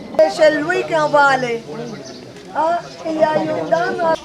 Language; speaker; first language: French; non-native, fluent; Hindi